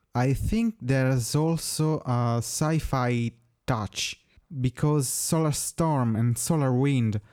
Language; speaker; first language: English; non-native, fluent; Italian